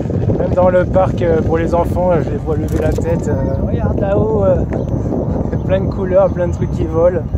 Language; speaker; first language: French; native; French